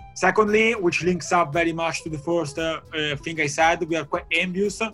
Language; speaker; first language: English; non-native, fluent; Italian